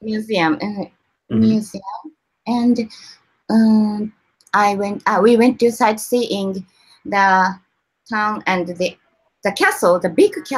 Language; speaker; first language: English; non-native, learner; Japanese